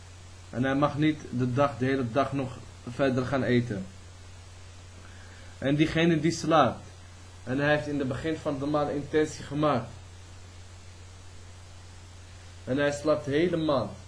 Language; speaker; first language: Dutch; early bilingual, other home language; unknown